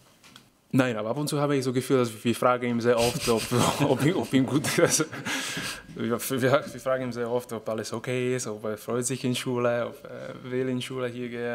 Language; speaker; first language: German; non-native, fluent; Czech